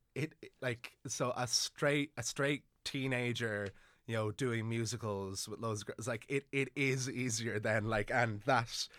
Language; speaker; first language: English; native; English